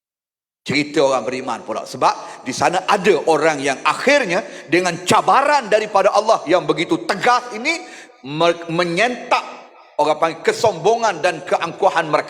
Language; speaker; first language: Malay; native; Malay